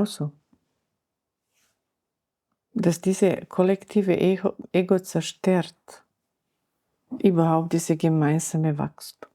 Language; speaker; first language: German; non-native, learner; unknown